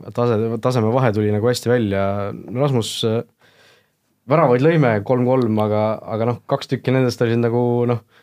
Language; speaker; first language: Estonian; native; Estonian